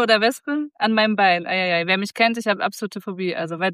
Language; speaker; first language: German; native; German